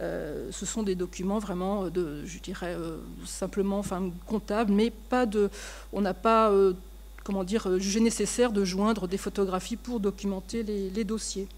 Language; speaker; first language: French; native; French